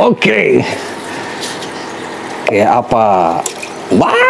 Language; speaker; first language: Indonesian; native; Indonesian